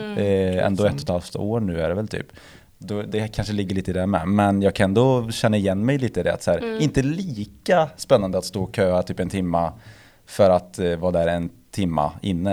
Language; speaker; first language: Swedish; native; Swedish